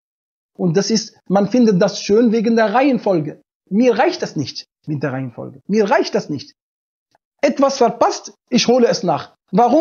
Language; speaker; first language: German; non-native, fluent; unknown